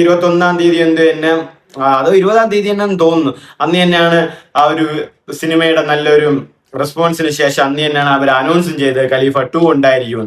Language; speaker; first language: Malayalam; native; Malayalam